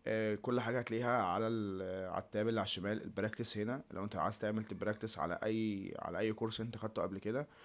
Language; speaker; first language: Arabic; native; Arabic